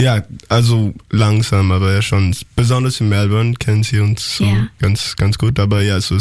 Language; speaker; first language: German; non-native, learner; English